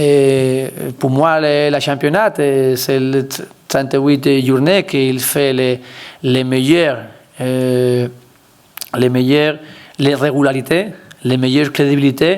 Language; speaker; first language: French; non-native, learner; Spanish